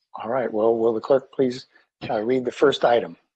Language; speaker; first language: English; native; English